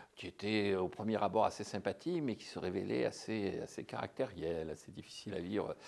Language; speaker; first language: French; native; French